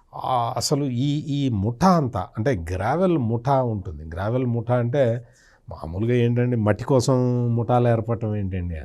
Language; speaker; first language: Telugu; native; Telugu